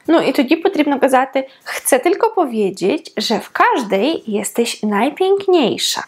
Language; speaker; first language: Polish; non-native, fluent; Ukrainian